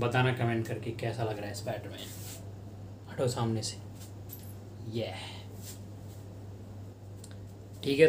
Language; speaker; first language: Hindi; native; Hindi